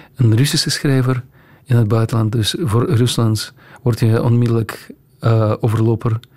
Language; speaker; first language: Dutch; non-native, fluent; Russian